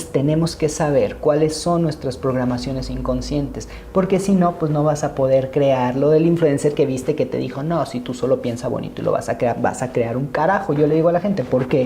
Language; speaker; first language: Spanish; native; Spanish